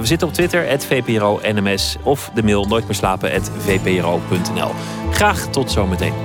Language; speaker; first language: Dutch; native; Dutch